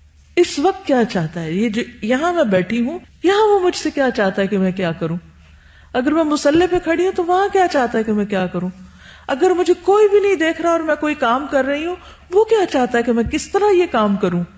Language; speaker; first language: Urdu; native; Urdu